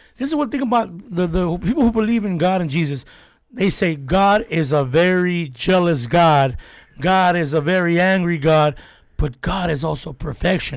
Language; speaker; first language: English; native; English